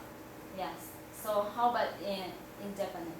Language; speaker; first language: English; non-native, fluent; Indonesian